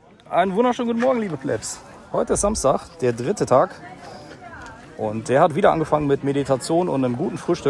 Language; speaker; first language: German; native; German